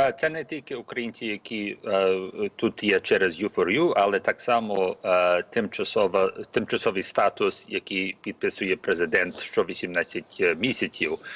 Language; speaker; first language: Ukrainian; early bilingual, heritage; Ukrainian